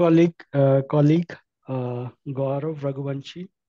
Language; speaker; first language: German; non-native, learner; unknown